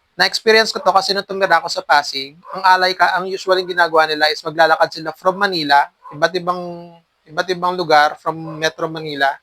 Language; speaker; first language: Filipino; native; Filipino